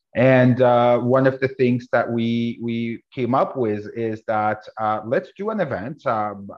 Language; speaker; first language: English; non-native, fluent; Arabic